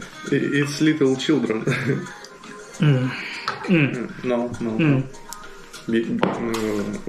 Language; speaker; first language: English; non-native, learner; Russian